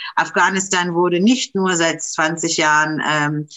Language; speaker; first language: German; non-native, fluent; Romanian